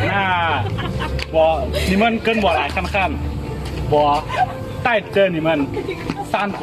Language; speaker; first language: Chinese; non-native, learner; Lao